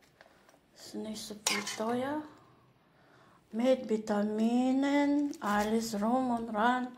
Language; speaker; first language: German; non-native, learner; Filipino